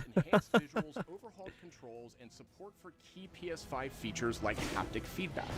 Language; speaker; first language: English; native; English